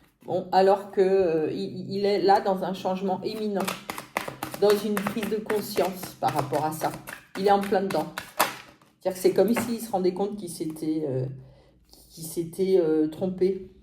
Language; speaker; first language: French; native; French